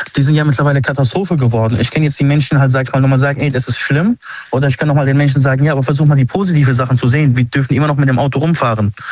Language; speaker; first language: German; early bilingual, other home language; Arabic